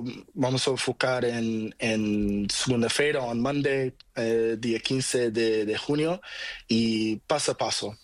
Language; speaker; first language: Spanish; non-native, learner; Portuguese